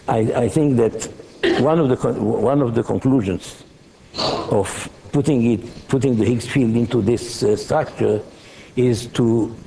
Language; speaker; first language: English; non-native, fluent; Hebrew